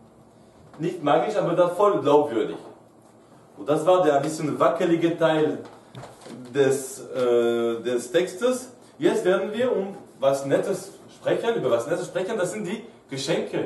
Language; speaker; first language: German; non-native, fluent; French